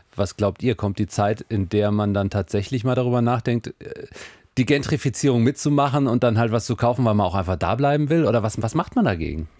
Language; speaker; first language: German; native; German